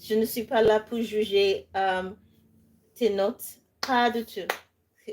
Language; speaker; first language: French; non-native, fluent; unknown